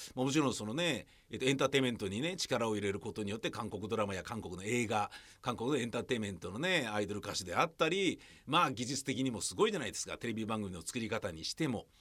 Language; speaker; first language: Japanese; native; Japanese